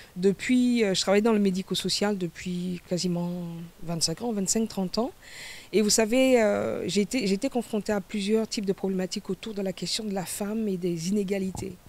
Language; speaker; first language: French; native; French